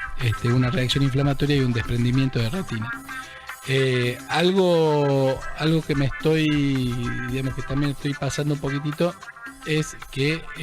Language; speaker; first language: Spanish; native; Spanish